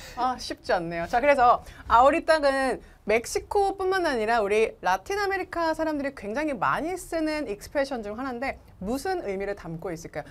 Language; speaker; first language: Korean; native; Korean